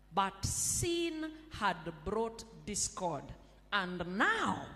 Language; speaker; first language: English; non-native, local second language; Swahili